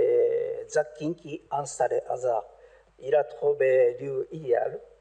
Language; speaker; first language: French; non-native, learner; Japanese